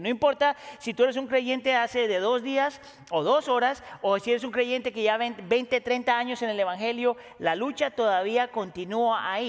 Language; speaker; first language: Spanish; native; Spanish